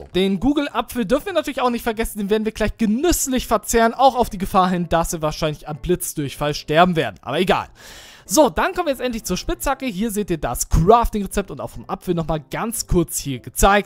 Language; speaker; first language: German; native; German